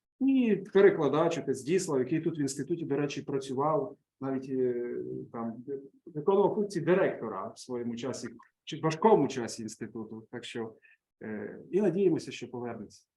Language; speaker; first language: Ukrainian; native; Ukrainian